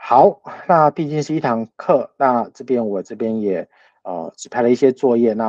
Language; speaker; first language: Chinese; native; Chinese